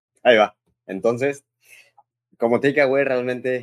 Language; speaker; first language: Spanish; native; Spanish